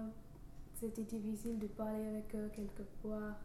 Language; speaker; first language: French; non-native, fluent; English